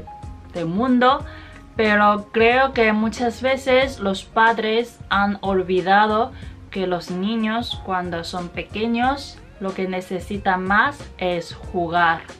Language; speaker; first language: Spanish; non-native, fluent; Chinese